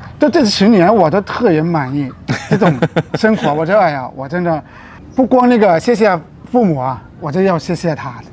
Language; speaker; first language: Chinese; non-native, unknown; Thai